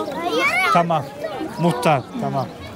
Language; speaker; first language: Turkish; native; Turkish